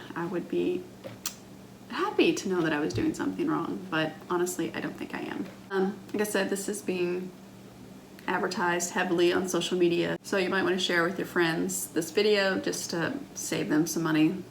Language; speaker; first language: English; native; English